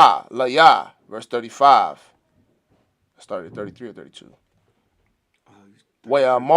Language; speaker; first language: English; native; English